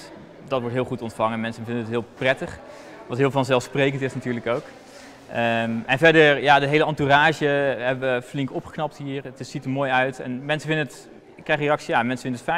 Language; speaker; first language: Dutch; native; Dutch